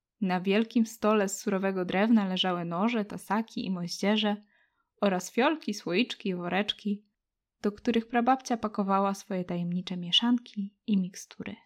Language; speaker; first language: Polish; native; Polish